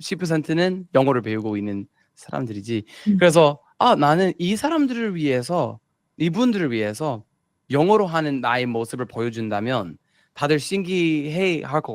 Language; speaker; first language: Korean; non-native, fluent; English